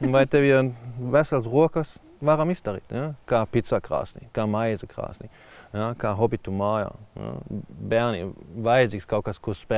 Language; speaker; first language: Latvian; non-native, learner; German